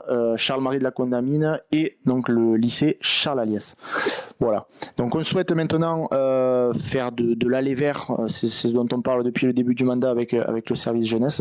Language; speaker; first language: French; native; French